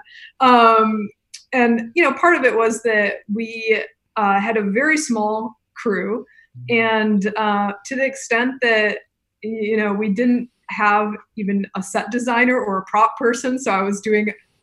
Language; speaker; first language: English; native; English